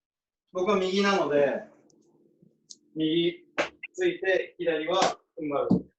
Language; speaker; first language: Japanese; native; Japanese